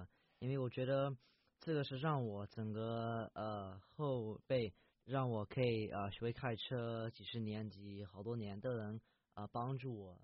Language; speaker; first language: Chinese; early bilingual, heritage; Chinese